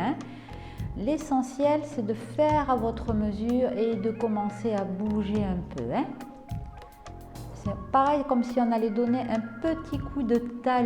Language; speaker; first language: French; native; French